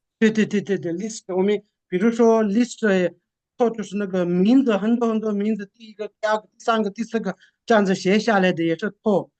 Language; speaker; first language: Chinese; non-native, local second language; Tibetan